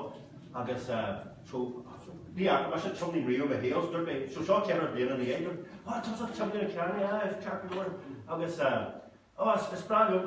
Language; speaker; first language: Irish; non-native, local second language; English